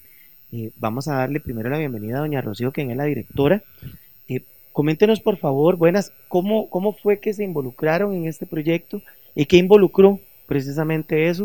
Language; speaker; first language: Spanish; native; Spanish